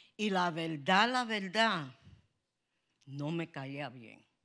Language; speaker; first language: Spanish; native; Spanish